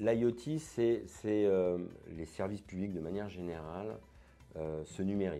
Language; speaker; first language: French; native; French